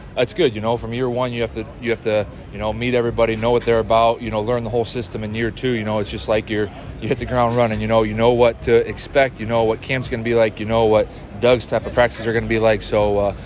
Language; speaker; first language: English; native; English